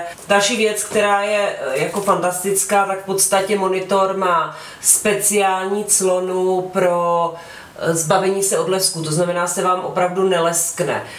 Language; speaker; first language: Czech; native; Czech